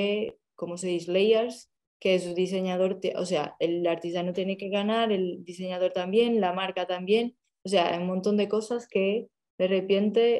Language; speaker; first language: Spanish; non-native, fluent; Portuguese